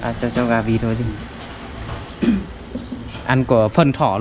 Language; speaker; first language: Vietnamese; native; Vietnamese